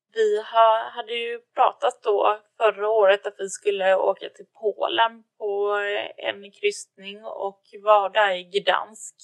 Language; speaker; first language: Swedish; native; Swedish